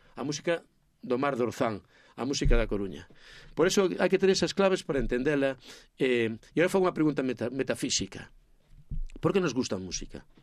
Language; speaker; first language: Galician; native; Galician